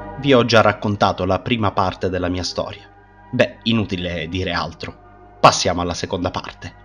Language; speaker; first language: Italian; native; Italian